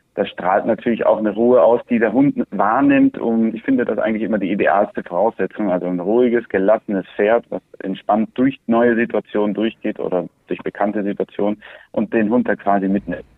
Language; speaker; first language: German; early bilingual, other home language; Spanish